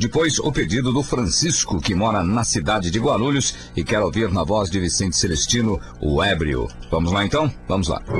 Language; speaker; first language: Portuguese; native; Portuguese